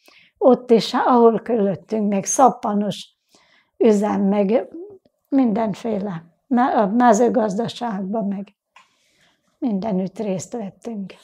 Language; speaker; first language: Hungarian; native; Hungarian